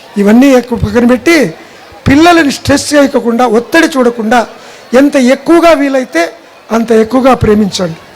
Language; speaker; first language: Telugu; non-native, local second language; Kannada